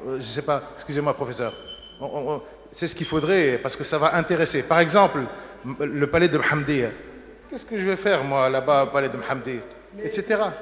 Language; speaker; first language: French; non-native, local second language; Arabic